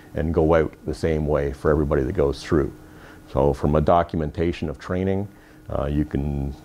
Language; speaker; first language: English; native; English